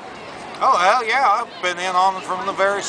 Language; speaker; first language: English; native; English